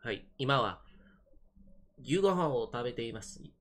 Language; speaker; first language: Japanese; non-native, learner; English